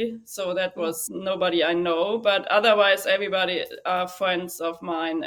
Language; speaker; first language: English; non-native, fluent; German